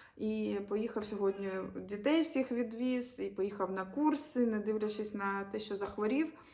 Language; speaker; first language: Ukrainian; native; Ukrainian